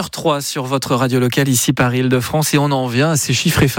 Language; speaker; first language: French; native; French